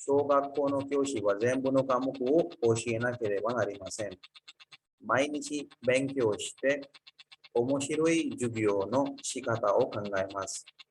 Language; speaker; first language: Japanese; non-native, fluent; Urdu